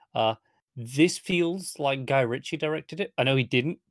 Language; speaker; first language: English; native; English